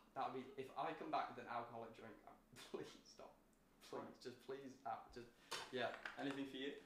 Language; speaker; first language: English; native; English